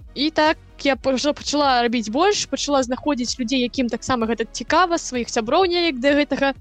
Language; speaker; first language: Belarusian; non-native, local second language; Russian